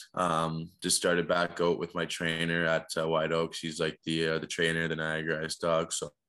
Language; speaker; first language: English; native; English